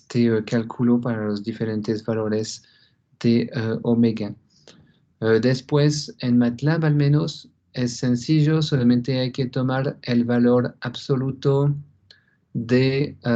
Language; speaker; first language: Spanish; non-native, fluent; French